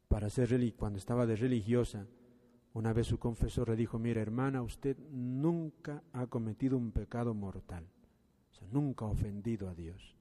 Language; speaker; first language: Spanish; native; Spanish